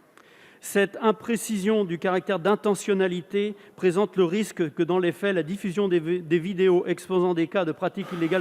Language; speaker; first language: French; native; French